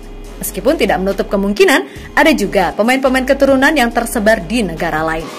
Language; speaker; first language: Indonesian; native; Indonesian